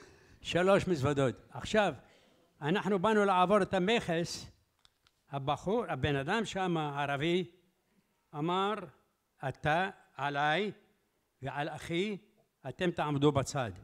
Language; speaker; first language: Hebrew; early bilingual, other home language; Arabic